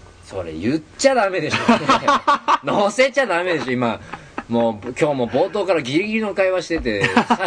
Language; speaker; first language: Japanese; native; Japanese